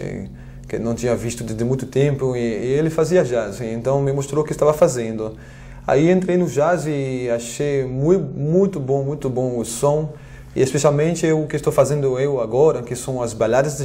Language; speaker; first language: Portuguese; non-native, fluent; French